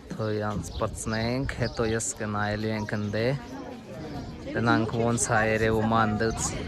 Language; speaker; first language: Armenian; non-native, learner; Hindi